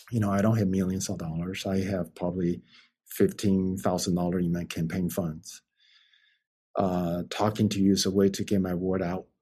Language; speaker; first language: English; non-native, fluent; Chinese